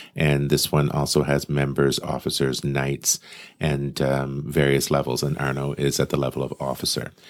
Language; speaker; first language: English; native; English